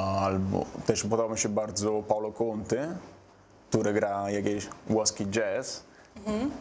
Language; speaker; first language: Polish; non-native, learner; Italian